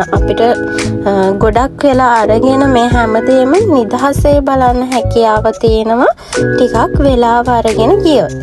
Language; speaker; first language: Sinhala; native; Sinhala